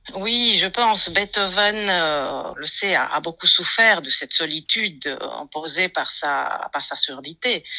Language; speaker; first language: French; non-native, fluent; Romanian